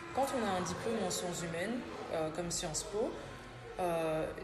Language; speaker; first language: French; native; French